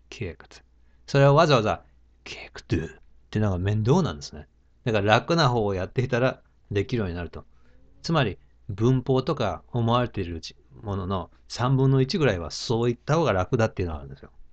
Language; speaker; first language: Japanese; native; Japanese